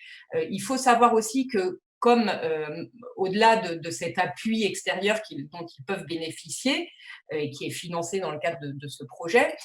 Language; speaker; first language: French; native; French